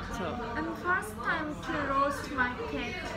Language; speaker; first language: English; non-native, learner; Japanese